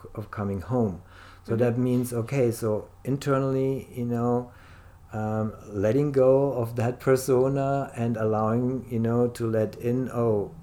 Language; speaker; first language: English; non-native, fluent; German